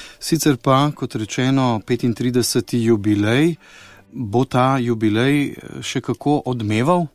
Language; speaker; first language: Slovenian; native; Slovenian